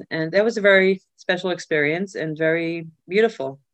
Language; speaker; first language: English; early bilingual, other home language; Hebrew